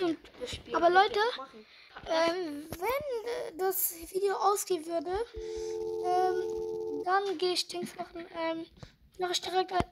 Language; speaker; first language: German; native; German